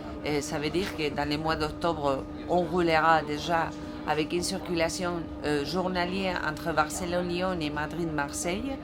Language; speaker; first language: French; non-native, fluent; Spanish